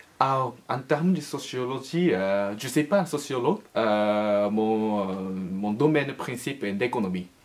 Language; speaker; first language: French; non-native, learner; Japanese